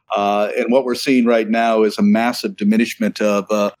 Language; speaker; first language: English; native; English